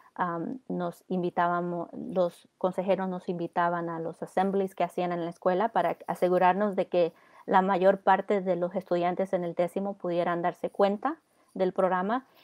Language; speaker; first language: Spanish; early bilingual, heritage; Spanish